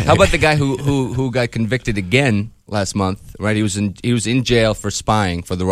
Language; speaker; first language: English; non-native, fluent; Russian